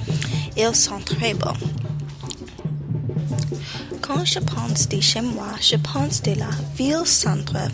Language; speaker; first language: French; non-native, learner; English